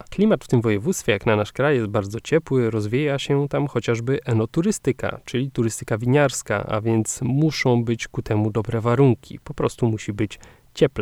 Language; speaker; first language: Polish; native; Polish